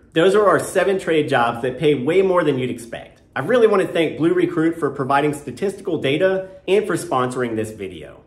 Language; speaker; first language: English; native; English